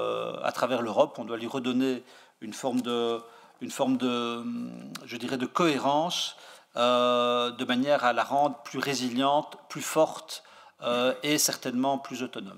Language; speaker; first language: French; native; French